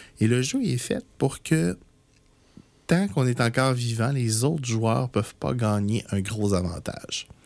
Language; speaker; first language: French; native; French